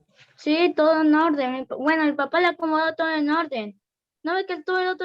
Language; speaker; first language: Spanish; native; Spanish